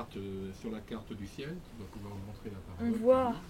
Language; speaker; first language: French; native; French